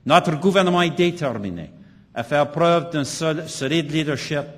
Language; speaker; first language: French; non-native, local second language; English